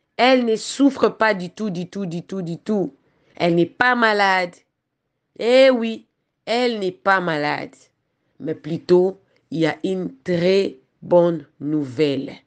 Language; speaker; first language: French; non-native, local second language; Lingala